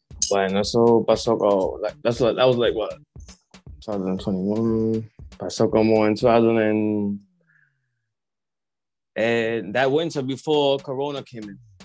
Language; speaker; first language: Spanish; early bilingual, heritage; Spanish